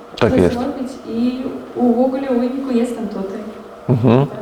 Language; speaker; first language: Polish; non-native, learner; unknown